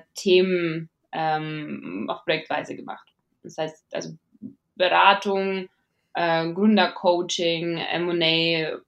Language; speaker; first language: German; non-native, fluent; Latvian